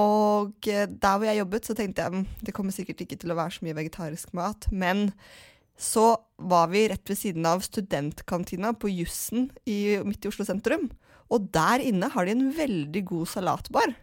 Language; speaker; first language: Norwegian; native; Norwegian